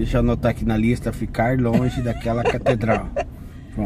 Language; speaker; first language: Portuguese; native; Portuguese